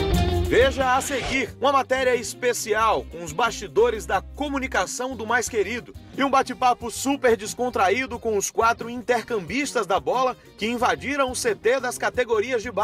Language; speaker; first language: Portuguese; native; Portuguese